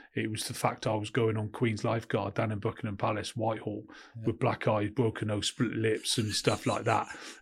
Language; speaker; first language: English; native; English